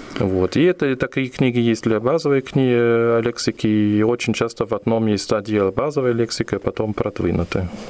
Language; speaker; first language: Russian; non-native, fluent; German